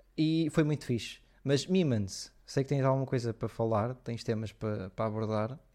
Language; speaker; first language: Portuguese; native; Portuguese